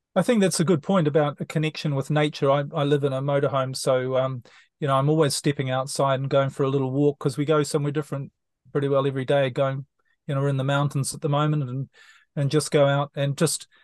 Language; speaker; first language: English; native; English